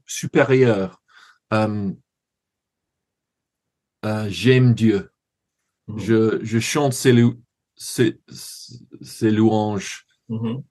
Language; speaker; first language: French; non-native, learner; English